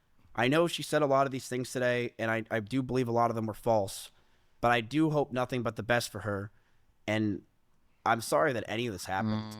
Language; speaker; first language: English; native; English